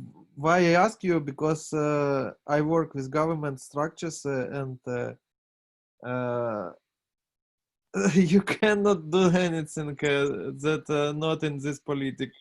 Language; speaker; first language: English; non-native, learner; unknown